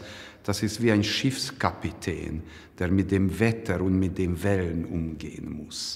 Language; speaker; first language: German; non-native, fluent; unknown